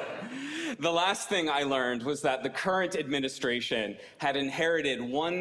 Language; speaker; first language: English; native; English